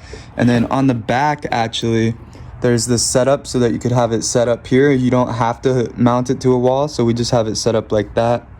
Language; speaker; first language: English; native; English